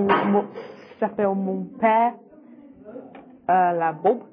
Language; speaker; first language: French; non-native, learner; English